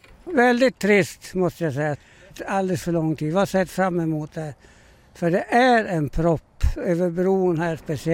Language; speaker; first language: Swedish; native; Swedish